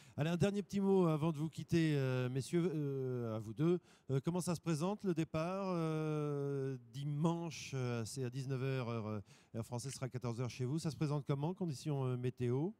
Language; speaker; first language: French; native; French